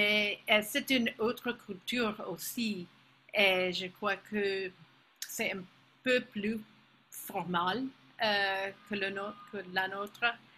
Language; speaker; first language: French; non-native, fluent; English